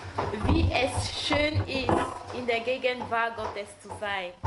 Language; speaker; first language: German; non-native, learner; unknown